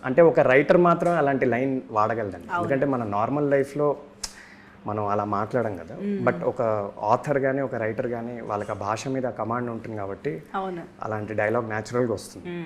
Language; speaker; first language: Telugu; native; Telugu